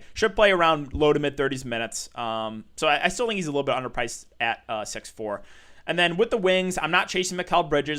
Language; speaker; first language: English; native; English